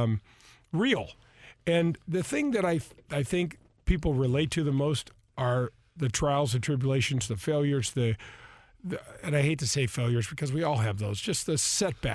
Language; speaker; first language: English; native; English